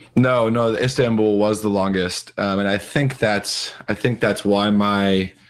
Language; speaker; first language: English; native; English